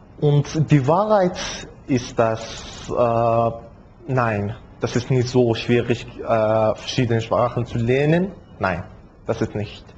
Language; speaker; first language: German; non-native, learner; Persian